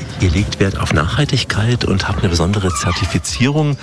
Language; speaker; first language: German; native; German